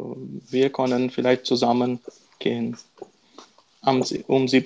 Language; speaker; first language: German; non-native, learner; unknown